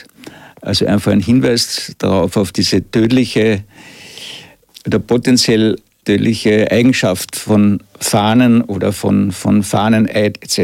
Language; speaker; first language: German; native; German